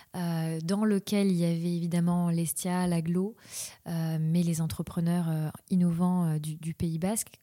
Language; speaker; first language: French; native; French